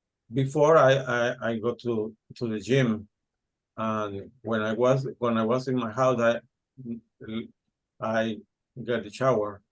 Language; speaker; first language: English; non-native, learner; Spanish